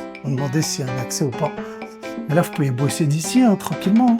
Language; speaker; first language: French; native; French